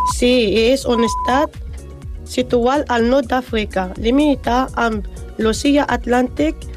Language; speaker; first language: Catalan; non-native, learner; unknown